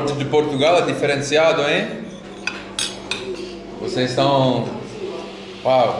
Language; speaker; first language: Portuguese; non-native, fluent; English